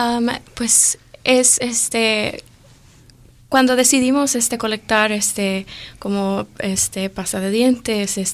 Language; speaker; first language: Spanish; early bilingual, other home language; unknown